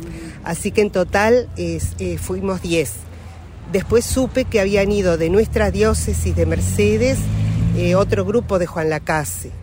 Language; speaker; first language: Spanish; native; Spanish